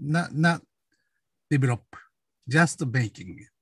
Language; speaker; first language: English; non-native, learner; Japanese